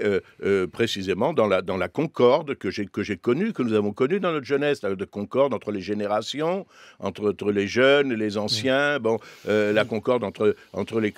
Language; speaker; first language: French; native; French